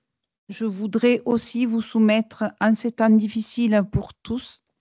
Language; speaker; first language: French; native; French